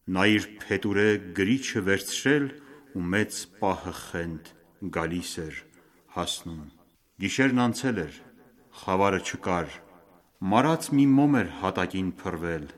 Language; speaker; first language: Armenian; early bilingual, heritage; Armenian